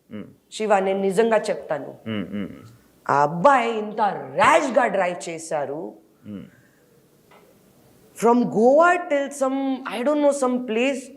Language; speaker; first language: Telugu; non-native, learner; Hindi